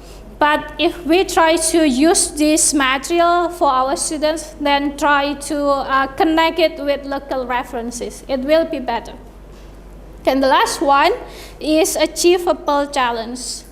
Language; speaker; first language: English; non-native, fluent; Indonesian